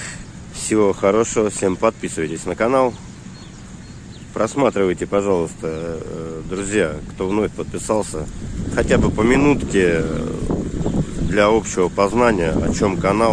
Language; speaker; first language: Russian; native; Russian